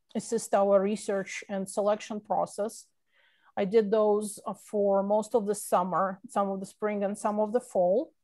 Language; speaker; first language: English; non-native, fluent; Russian